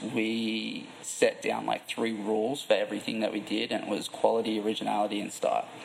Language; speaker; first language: English; native; English